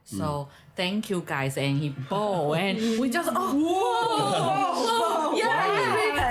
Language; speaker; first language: English; non-native, learner; Chinese